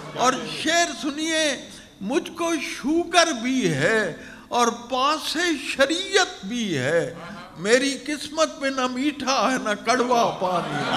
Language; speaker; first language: Urdu; non-native, local second language; Punjabi